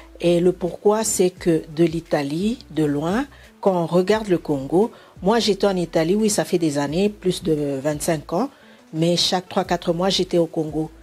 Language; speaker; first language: French; non-native, local second language; Bemba